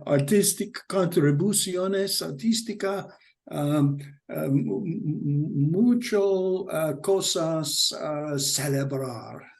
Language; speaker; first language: Spanish; non-native, learner; English